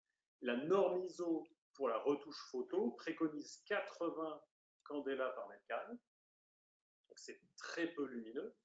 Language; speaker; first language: French; native; French